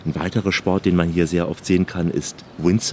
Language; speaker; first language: German; native; German